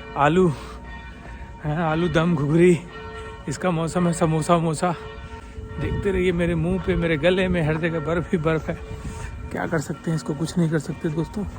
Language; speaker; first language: Hindi; native; Hindi